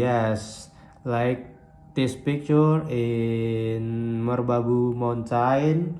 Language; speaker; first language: English; non-native, learner; Indonesian